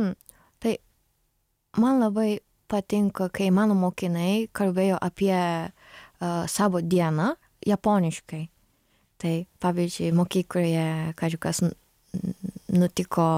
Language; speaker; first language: Lithuanian; non-native, learner; Japanese